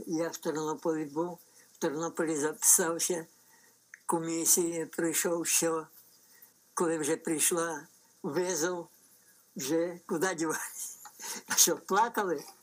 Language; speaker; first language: Ukrainian; native; Ukrainian